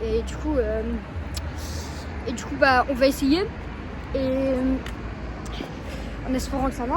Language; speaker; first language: French; native; French